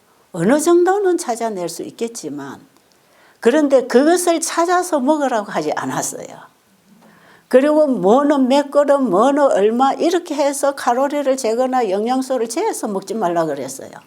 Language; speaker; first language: Korean; native; Korean